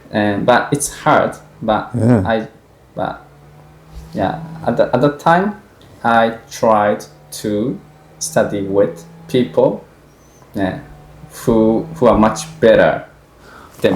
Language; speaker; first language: English; non-native, fluent; Japanese